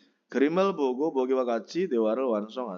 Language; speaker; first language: Korean; non-native, fluent; Indonesian